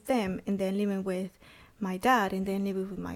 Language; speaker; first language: English; non-native, fluent; Spanish